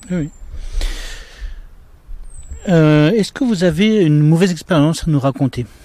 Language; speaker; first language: French; native; French